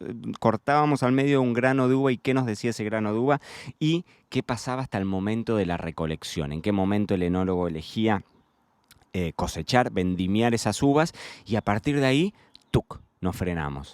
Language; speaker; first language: Spanish; native; Spanish